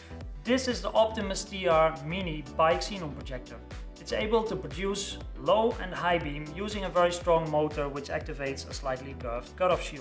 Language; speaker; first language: English; non-native, fluent; Dutch